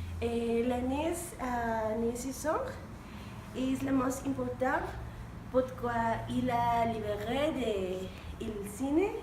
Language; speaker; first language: French; non-native, learner; Spanish